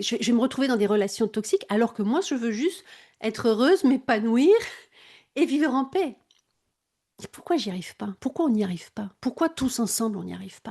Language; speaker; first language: French; native; French